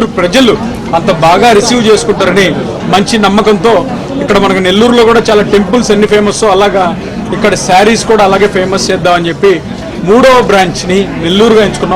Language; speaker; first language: Telugu; native; Telugu